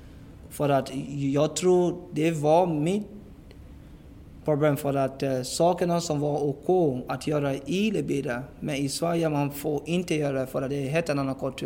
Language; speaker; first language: Swedish; non-native, fluent; English